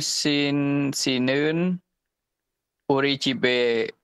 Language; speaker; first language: Korean; non-native, learner; Khmer